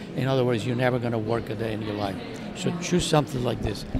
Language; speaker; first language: English; non-native, fluent; Spanish